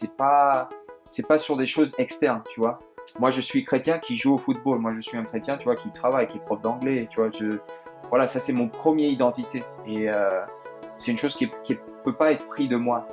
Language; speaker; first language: French; early bilingual, heritage; French